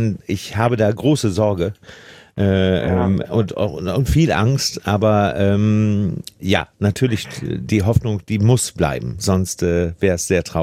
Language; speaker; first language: German; native; German